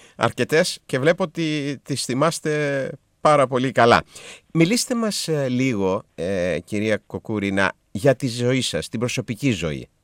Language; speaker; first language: Greek; native; Greek